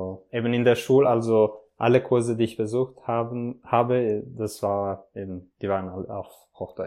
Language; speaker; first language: German; non-native, fluent; Italian